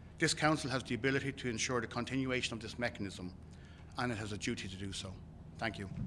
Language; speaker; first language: English; native; English